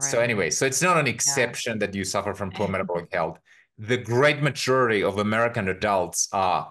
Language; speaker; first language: English; non-native, fluent; Finnish